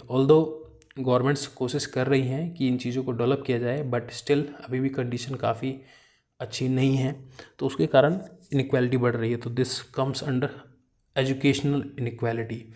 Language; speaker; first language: Hindi; native; Hindi